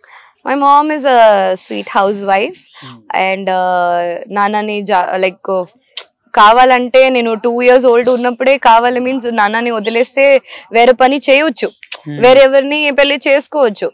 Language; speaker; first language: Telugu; non-native, local second language; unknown